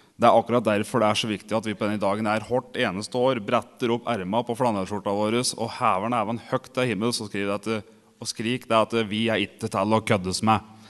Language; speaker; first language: Norwegian; native; Norwegian